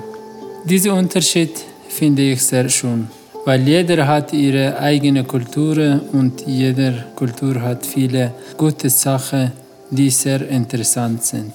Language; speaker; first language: German; non-native, learner; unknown